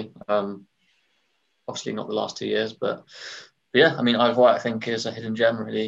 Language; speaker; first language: English; native; English